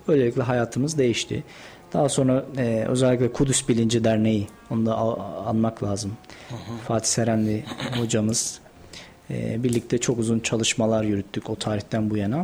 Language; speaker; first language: Turkish; native; Turkish